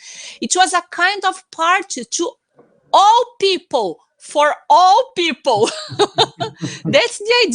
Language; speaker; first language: English; non-native, fluent; Portuguese